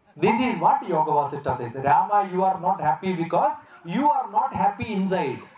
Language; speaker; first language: English; non-native, local second language; Malayalam